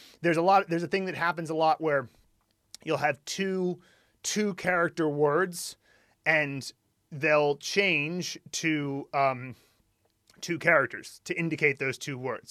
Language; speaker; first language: English; native; English